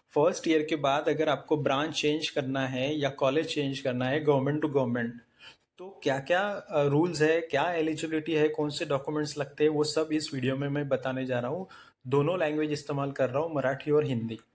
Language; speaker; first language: Hindi; non-native, local second language; Marathi